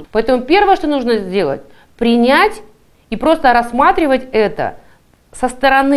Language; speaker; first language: Russian; native; Russian